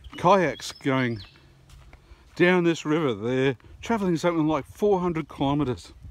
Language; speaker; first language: English; native; English